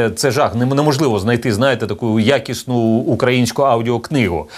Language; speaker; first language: Ukrainian; non-native, local second language; Russian